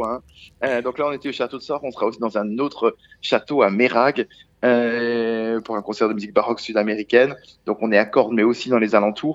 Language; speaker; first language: French; native; French